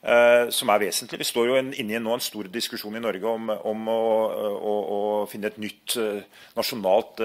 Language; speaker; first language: Norwegian; native; Norwegian